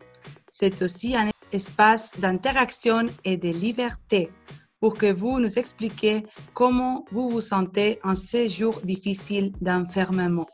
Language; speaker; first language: French; non-native, fluent; Spanish